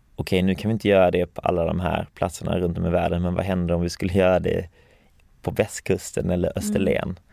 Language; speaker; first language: Swedish; native; Swedish